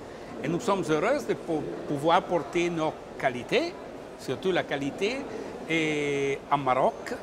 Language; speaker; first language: French; non-native, learner; Italian